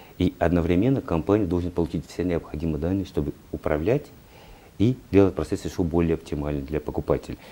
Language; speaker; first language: Russian; non-native, learner; Portuguese